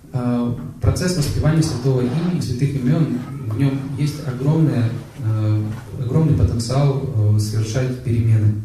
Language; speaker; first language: Russian; native; Russian